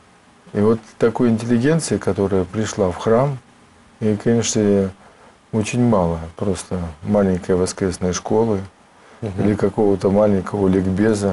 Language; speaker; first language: Russian; native; Russian